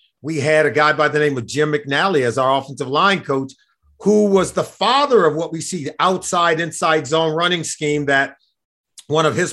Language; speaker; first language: English; native; English